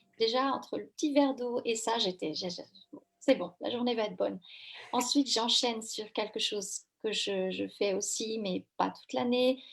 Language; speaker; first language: French; native; French